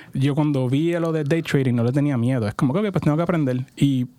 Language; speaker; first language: Spanish; native; Spanish